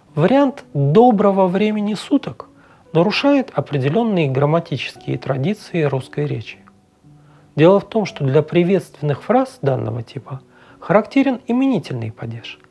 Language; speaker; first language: Russian; native; Russian